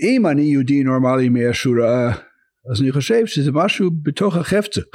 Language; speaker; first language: Hebrew; non-native, fluent; English